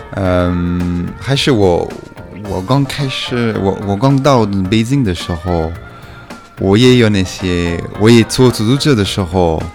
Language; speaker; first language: Chinese; non-native, fluent; French